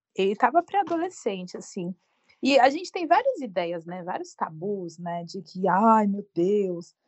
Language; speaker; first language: Portuguese; native; Portuguese